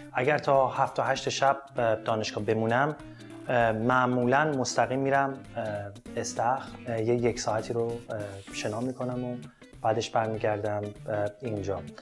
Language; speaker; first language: Persian; native; Persian